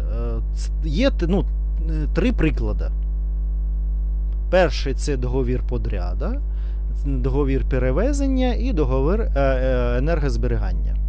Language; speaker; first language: Ukrainian; non-native, learner; Russian